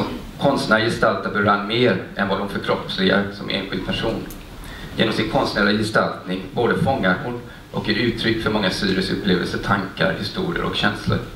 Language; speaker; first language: Swedish; native; Swedish